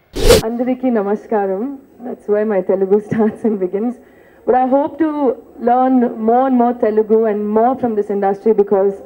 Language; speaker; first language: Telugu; non-native, learner; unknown